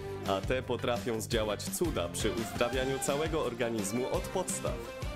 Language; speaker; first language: Polish; native; Polish